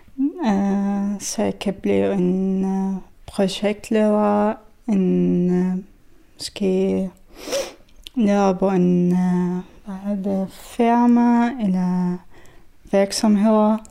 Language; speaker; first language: Danish; non-native, fluent; Arabic